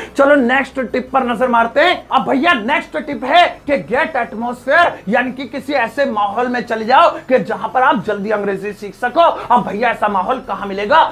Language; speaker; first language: Hindi; native; Hindi